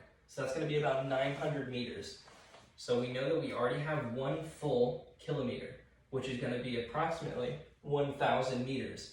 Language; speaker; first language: English; native; English